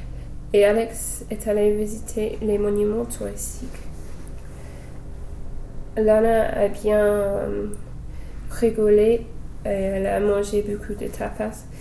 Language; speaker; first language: French; non-native, learner; English